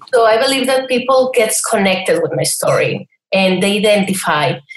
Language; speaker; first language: English; non-native, fluent; Spanish